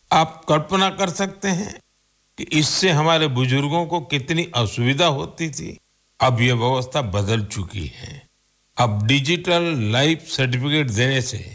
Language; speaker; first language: Hindi; non-native, local second language; Gujarati